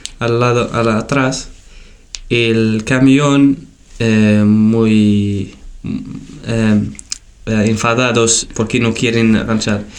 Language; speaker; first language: Spanish; non-native, learner; Tachelhit